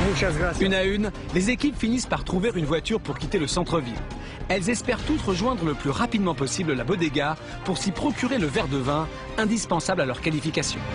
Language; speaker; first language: French; native; French